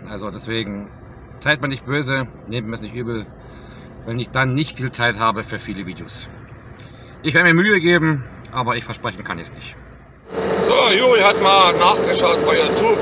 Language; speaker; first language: German; native; German